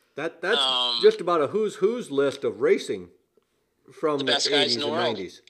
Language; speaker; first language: English; native; English